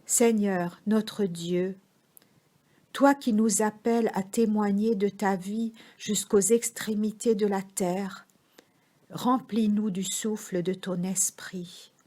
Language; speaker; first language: French; native; French